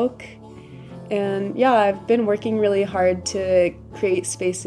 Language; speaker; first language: English; native; English